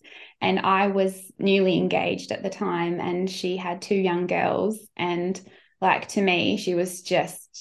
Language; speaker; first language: English; native; English